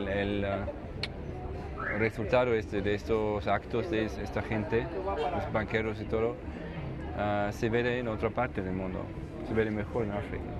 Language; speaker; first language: Spanish; non-native, fluent; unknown